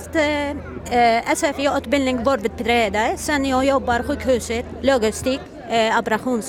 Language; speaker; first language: Swedish; non-native, learner; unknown